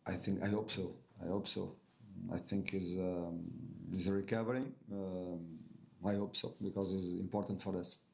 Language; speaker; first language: English; non-native, fluent; Portuguese